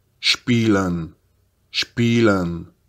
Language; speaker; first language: German; non-native, fluent; Italian